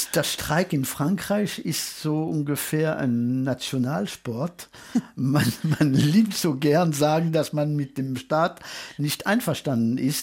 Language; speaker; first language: German; non-native, fluent; French